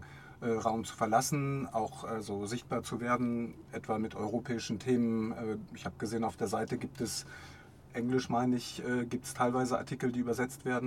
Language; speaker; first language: German; native; German